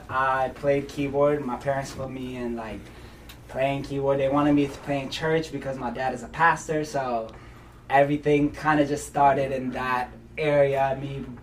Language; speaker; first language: English; early bilingual, other home language; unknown